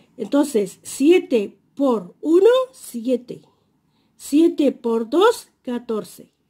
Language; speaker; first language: Spanish; non-native, fluent; Arabic